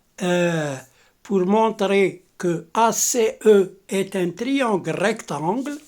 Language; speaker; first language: French; non-native, local second language; Arabic